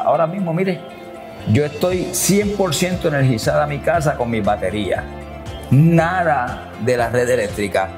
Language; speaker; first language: Spanish; native; Spanish